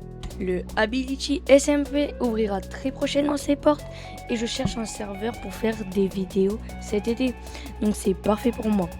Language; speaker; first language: French; native; French